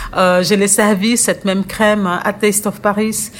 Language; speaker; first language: French; non-native, fluent; Portuguese